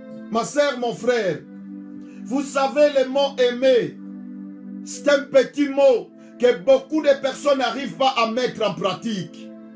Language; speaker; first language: French; non-native, local second language; Lingala